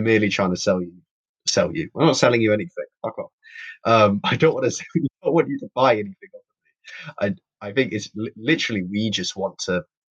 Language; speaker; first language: English; native; English